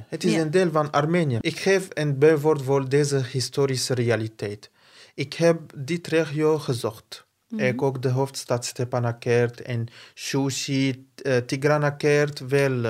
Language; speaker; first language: Dutch; non-native, fluent; Arabic